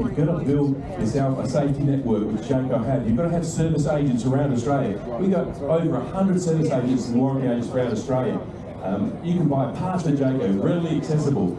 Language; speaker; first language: English; native; English